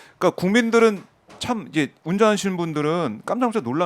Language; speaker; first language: Korean; native; Korean